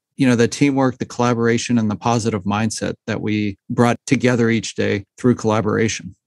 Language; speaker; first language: English; native; English